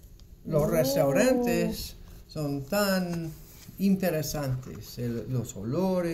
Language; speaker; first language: Spanish; non-native, fluent; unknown